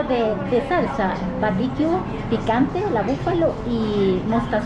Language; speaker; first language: Spanish; native; Spanish